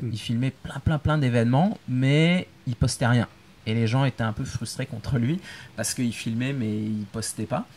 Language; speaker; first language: French; native; French